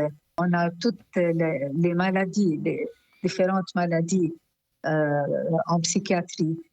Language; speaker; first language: French; non-native, local second language; Arabic